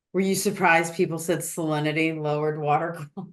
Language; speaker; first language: English; native; English